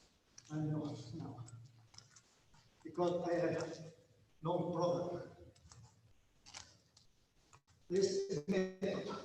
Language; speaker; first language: English; non-native, learner; Italian